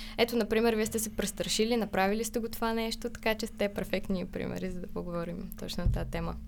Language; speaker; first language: Bulgarian; native; Bulgarian